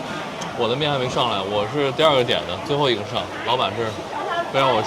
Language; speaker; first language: Chinese; native; Chinese